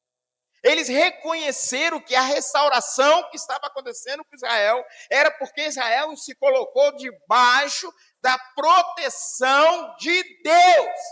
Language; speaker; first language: Portuguese; native; Portuguese